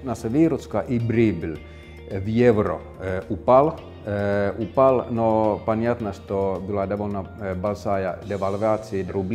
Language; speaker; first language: Russian; non-native, fluent; Finnish